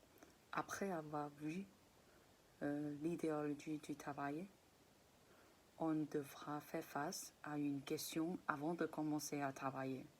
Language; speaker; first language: French; non-native, fluent; Chinese